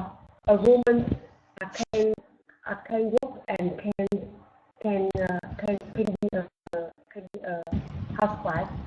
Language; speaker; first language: English; non-native, learner; Vietnamese